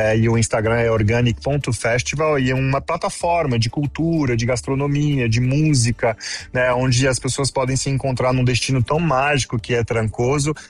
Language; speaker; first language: Portuguese; non-native, fluent; French